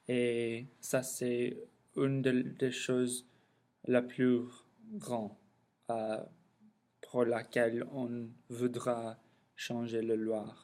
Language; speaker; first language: French; non-native, learner; English